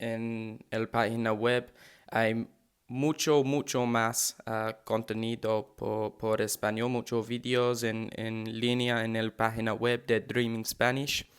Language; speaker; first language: Spanish; non-native, learner; English